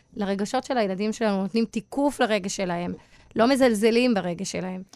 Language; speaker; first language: Hebrew; native; Hebrew